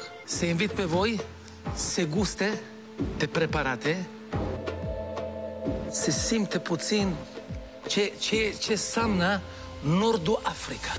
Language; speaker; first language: Romanian; non-native, learner; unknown